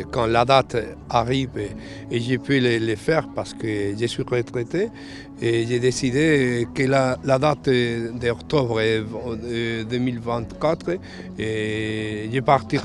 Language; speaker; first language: French; non-native, fluent; Spanish